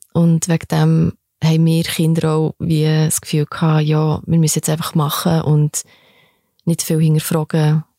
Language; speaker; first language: German; early bilingual, other home language; Albanian